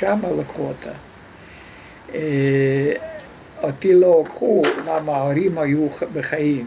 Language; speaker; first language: Hebrew; non-native, fluent; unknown